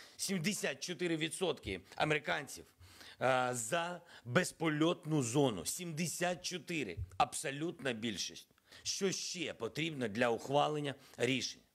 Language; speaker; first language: Ukrainian; non-native, local second language; Russian